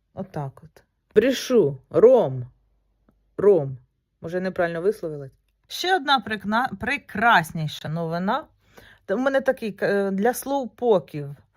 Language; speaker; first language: Ukrainian; non-native, local second language; Russian